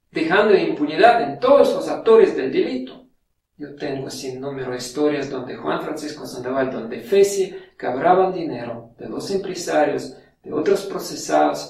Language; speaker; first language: Spanish; non-native, fluent; Russian